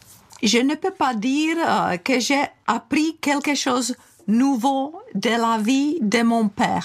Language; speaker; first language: French; non-native, fluent; Czech